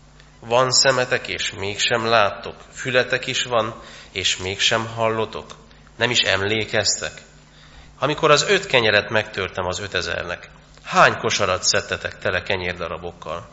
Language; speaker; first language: Hungarian; native; Hungarian